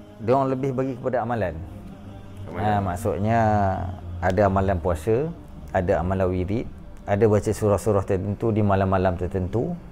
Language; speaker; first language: Malay; native; Malay